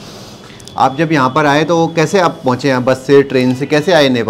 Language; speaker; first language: Hindi; native; Hindi